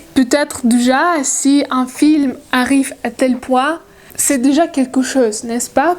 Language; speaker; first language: French; non-native, learner; Russian